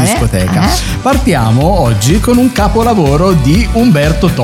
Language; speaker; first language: Italian; native; Italian